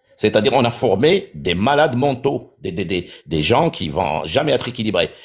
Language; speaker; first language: French; non-native, local second language; Arabic